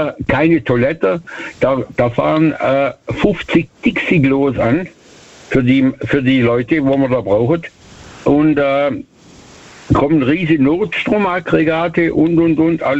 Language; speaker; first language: German; native; German